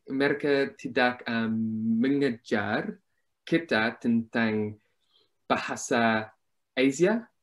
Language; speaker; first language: Indonesian; non-native, learner; English